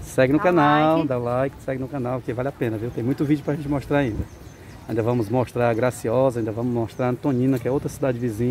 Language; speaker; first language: Portuguese; native; Portuguese